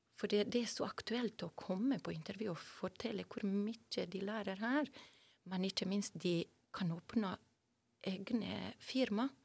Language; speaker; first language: Norwegian; non-native, fluent; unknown